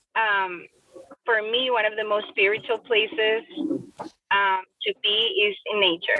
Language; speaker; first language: English; non-native, fluent; Spanish